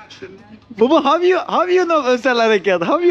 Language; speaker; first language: English; non-native, learner; Turkish